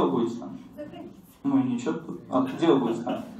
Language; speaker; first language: Russian; native; Russian